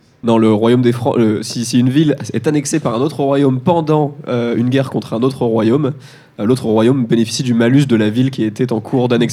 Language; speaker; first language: French; native; French